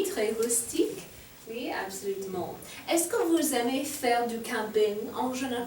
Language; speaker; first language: French; non-native, fluent; English